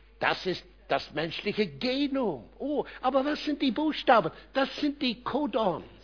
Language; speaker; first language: German; non-native, fluent; English